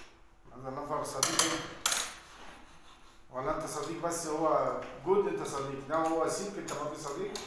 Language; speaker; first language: Arabic; non-native, learner; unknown